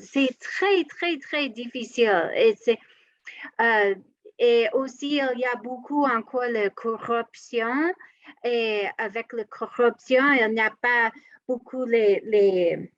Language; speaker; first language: French; non-native, learner; English